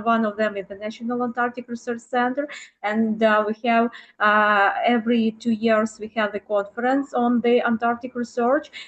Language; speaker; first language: English; non-native, fluent; Ukrainian